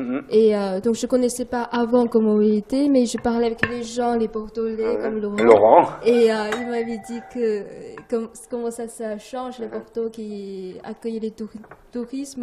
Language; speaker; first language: French; non-native, learner; Chinese